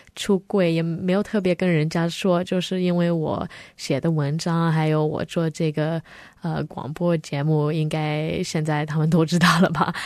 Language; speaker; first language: Chinese; early bilingual, heritage; Chinese